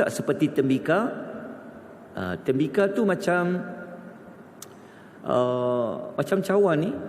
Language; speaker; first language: Malay; native; Malay